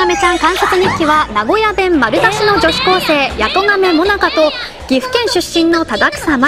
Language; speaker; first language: Japanese; native; Japanese